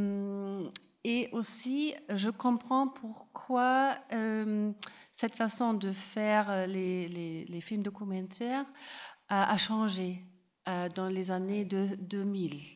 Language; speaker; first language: French; non-native, fluent; German